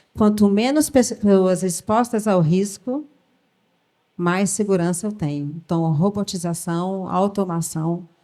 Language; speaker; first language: Portuguese; early bilingual, other home language; French